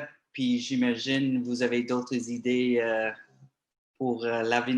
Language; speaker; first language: French; non-native, local second language; English